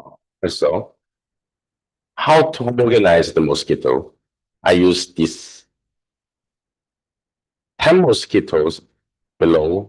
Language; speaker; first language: English; non-native, fluent; Korean